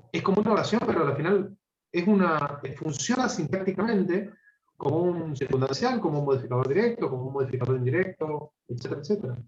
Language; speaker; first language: Spanish; native; Spanish